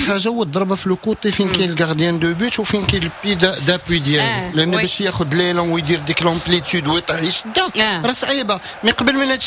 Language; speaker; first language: Arabic; native; Arabic